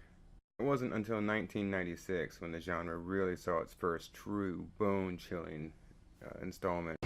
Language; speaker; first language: English; native; English